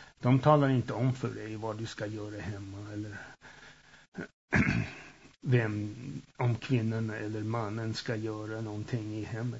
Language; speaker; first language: Swedish; early bilingual, heritage; Swedish